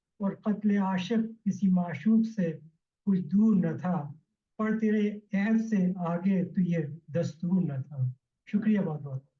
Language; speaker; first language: Urdu; native; Urdu